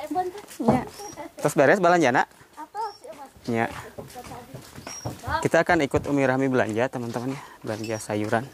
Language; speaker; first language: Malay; non-native, local second language; Sundanese